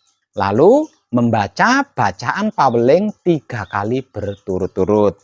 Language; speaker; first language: Indonesian; non-native, local second language; Javanese